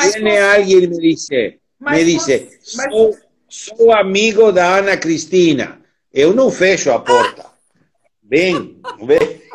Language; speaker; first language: Portuguese; non-native, learner; Spanish